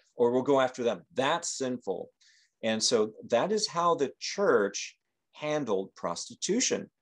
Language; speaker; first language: English; native; English